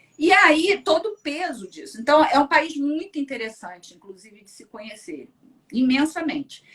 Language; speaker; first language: Portuguese; early bilingual, other home language; Spanish